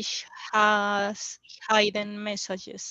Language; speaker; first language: English; non-native, learner; Spanish